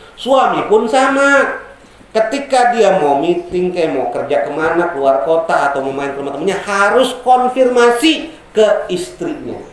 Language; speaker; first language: Indonesian; native; Indonesian